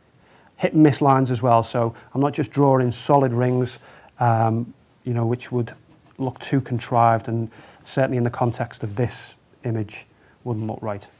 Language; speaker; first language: English; native; English